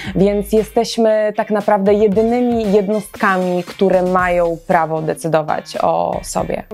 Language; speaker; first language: Polish; native; Polish